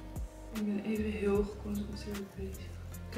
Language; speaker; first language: Dutch; native; Dutch